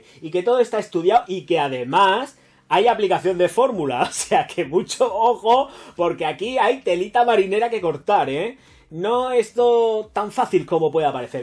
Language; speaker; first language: Spanish; native; Spanish